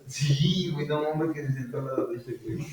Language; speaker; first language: Spanish; native; Spanish